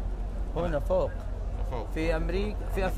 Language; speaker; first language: Arabic; native; Arabic